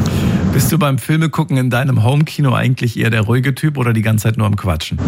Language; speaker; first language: German; native; German